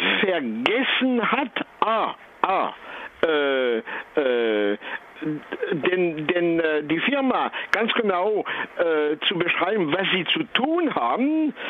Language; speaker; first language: German; non-native, fluent; French